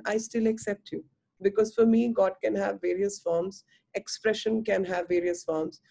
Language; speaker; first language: English; non-native, local second language; Hindi